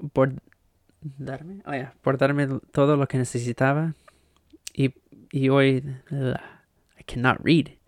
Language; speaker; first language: Spanish; early bilingual, heritage; Spanish